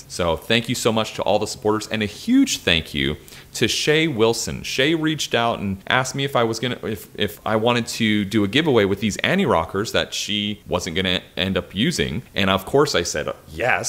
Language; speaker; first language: English; native; English